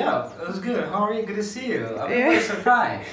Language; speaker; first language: English; non-native, local second language; Persian